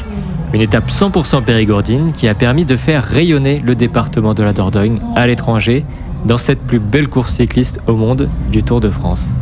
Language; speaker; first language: French; native; French